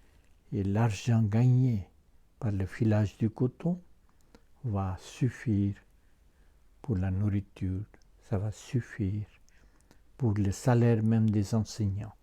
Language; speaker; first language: French; non-native, fluent; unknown